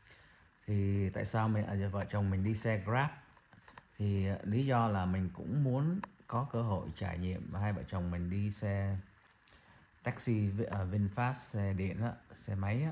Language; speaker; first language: Vietnamese; early bilingual, heritage; Vietnamese